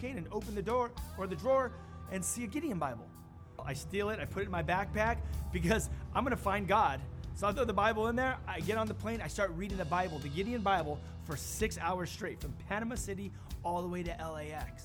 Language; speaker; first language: English; native; English